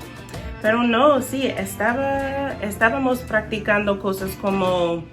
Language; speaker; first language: Spanish; non-native, learner; English